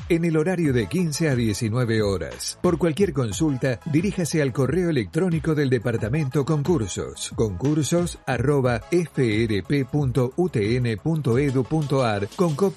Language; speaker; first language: Spanish; native; Spanish